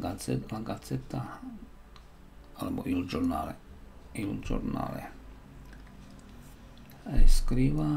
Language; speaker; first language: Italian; non-native, learner; Slovak